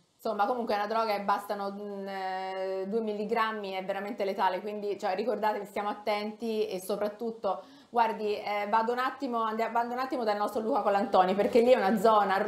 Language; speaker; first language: Italian; native; Italian